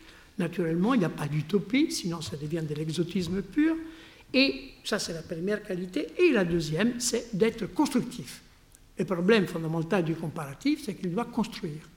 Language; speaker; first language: French; non-native, fluent; Italian